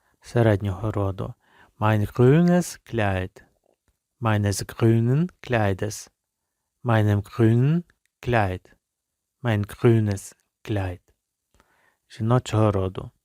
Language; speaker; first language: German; non-native, fluent; Ukrainian